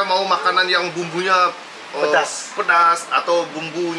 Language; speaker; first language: Indonesian; non-native, local second language; Balinese